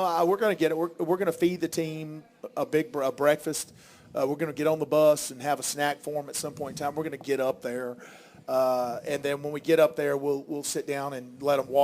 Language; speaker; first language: English; native; English